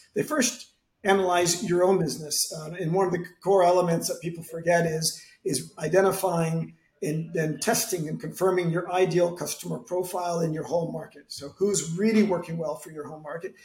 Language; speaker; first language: English; native; English